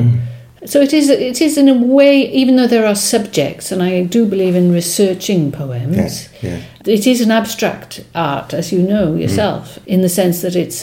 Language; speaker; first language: English; non-native, local second language; Welsh